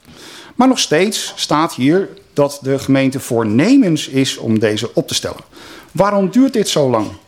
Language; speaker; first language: Dutch; native; Dutch